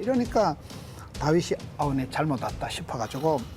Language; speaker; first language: Korean; native; Korean